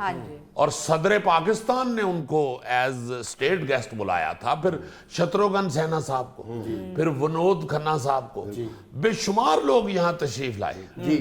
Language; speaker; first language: Urdu; native; Urdu